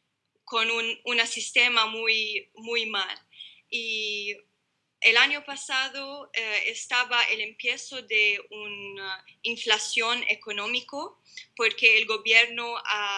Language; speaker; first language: Spanish; non-native, learner; Arabic